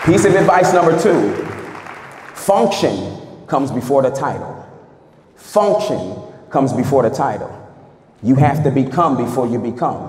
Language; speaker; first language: English; native; English